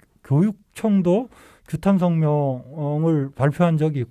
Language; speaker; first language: Korean; native; Korean